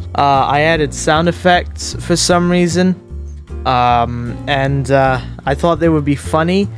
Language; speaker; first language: English; native; English